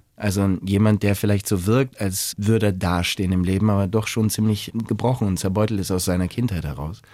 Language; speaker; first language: German; native; German